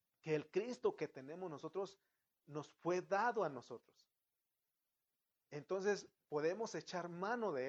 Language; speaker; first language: Spanish; native; Spanish